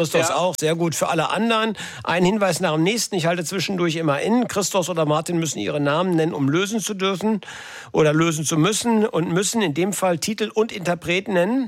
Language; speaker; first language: German; native; German